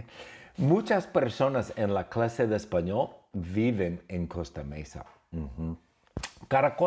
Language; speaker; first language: Spanish; non-native, fluent; English